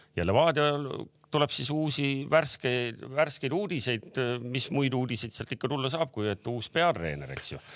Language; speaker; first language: Estonian; native; Estonian